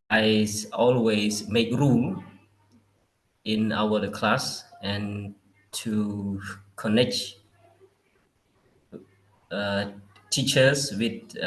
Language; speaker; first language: English; non-native, learner; Khmer